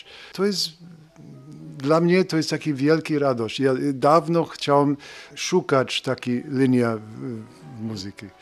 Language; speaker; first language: Polish; non-native, learner; English